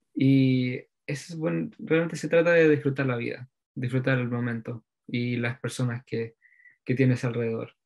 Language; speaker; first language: Spanish; early bilingual, heritage; Norwegian